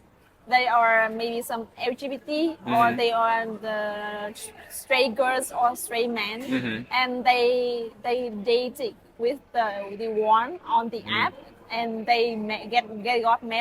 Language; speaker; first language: English; non-native, learner; Vietnamese